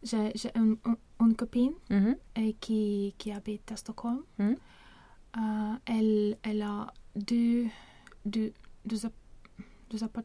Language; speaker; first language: French; non-native, learner; Swedish